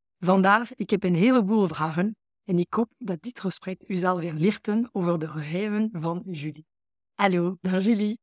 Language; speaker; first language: Dutch; non-native, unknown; French